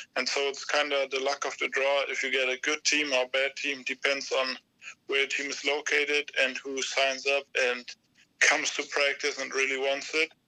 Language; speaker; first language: English; non-native, fluent; German